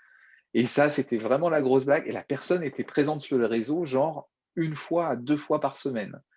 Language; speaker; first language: French; native; French